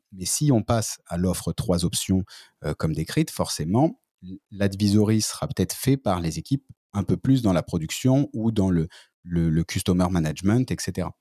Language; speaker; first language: French; native; French